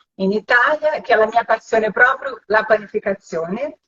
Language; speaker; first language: Italian; non-native, fluent; Portuguese